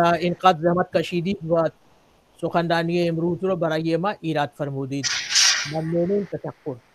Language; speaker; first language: Persian; non-native, fluent; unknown